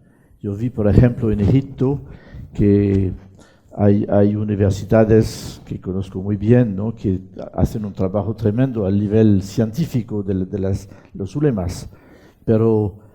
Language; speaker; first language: Spanish; non-native, fluent; French